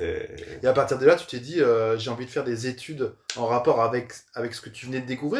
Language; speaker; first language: French; native; French